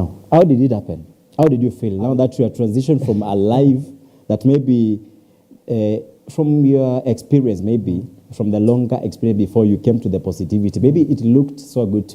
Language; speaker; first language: English; non-native, local second language; Swahili